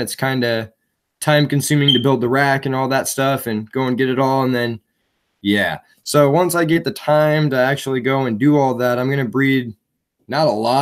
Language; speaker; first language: English; native; English